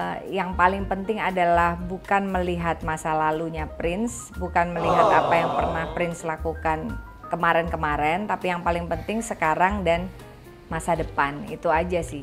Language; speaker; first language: Indonesian; native; Indonesian